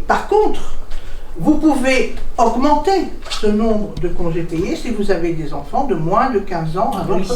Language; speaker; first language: French; native; French